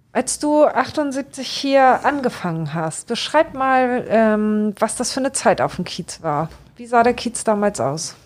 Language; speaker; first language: German; native; German